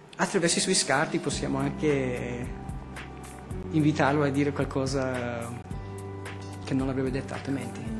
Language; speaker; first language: Italian; non-native, fluent; English